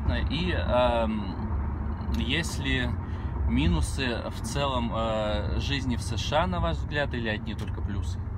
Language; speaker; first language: Russian; native; Russian